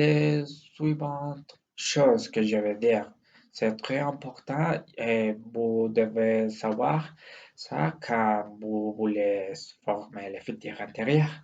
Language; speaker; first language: French; non-native, learner; Spanish